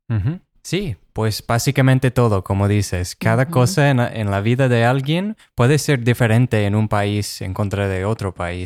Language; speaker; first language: Spanish; non-native, fluent; English